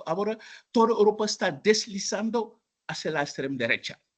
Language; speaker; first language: Spanish; non-native, fluent; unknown